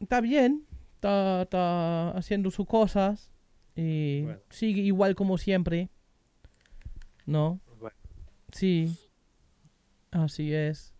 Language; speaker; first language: Spanish; non-native, learner; German